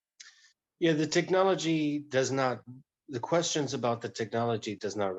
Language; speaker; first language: English; native; English